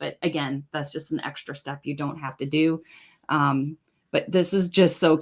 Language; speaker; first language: English; native; English